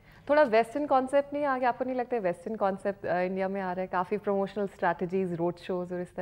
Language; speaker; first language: Hindi; native; Hindi